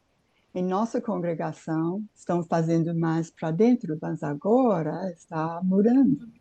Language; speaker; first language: Portuguese; non-native, fluent; English